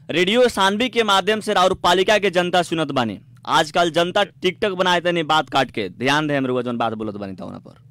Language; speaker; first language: Bhojpuri; native; Bhojpuri